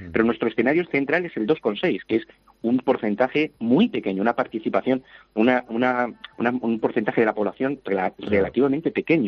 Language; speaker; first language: Spanish; native; Spanish